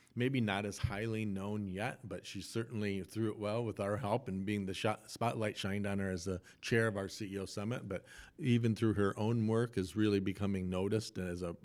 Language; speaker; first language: English; native; English